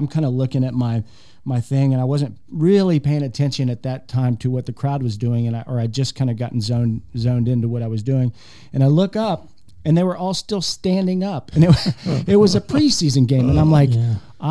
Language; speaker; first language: English; native; English